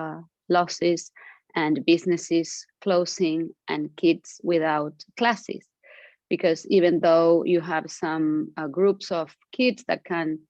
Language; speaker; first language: English; non-native, fluent; Spanish